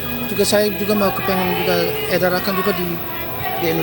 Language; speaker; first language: Indonesian; early bilingual, heritage; Indonesian